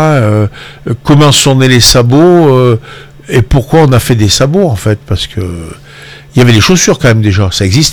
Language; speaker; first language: French; native; French